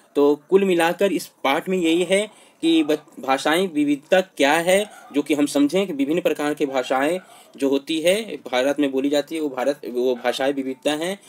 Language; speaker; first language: Hindi; non-native, local second language; Bhojpuri